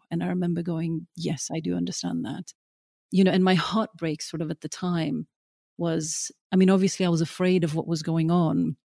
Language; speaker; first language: English; early bilingual, other home language; Norwegian